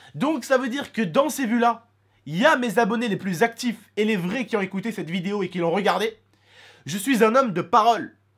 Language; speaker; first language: French; native; French